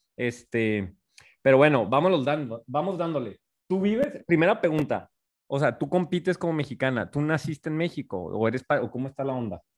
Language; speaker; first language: Spanish; native; Spanish